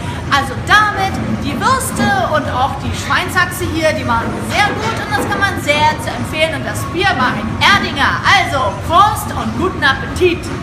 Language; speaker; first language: German; native; German